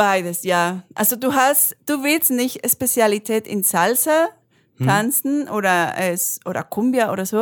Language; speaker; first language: German; non-native, learner; Spanish